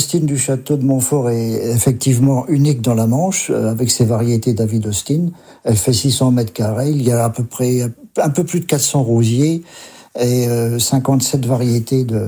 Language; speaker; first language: French; native; French